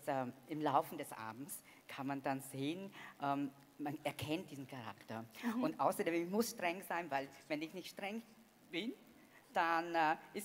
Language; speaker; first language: German; non-native, fluent; Vietnamese